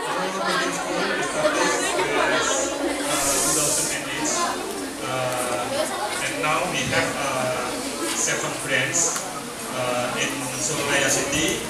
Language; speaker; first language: English; non-native, learner; Indonesian